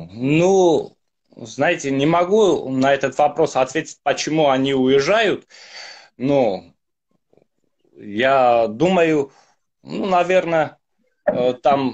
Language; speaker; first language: Russian; non-native, fluent; Armenian